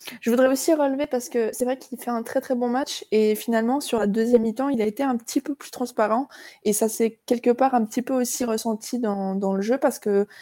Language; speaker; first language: French; native; French